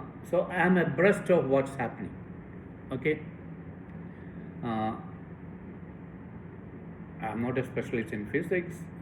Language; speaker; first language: English; non-native, local second language; Malayalam